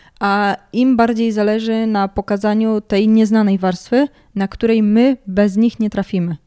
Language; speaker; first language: Polish; native; Polish